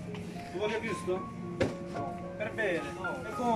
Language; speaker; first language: Italian; non-native, learner; Punjabi